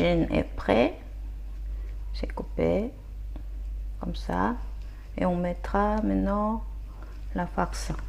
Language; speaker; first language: French; non-native, learner; Korean